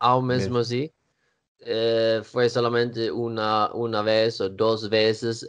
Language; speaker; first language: Portuguese; non-native, learner; Swedish